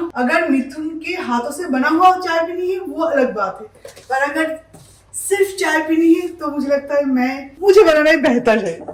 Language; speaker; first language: Hindi; non-native, local second language; Bangla